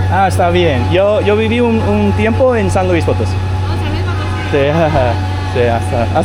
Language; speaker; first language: Spanish; non-native, learner; English